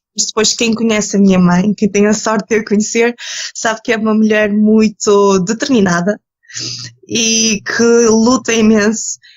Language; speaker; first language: Portuguese; early bilingual, other home language; Ukrainian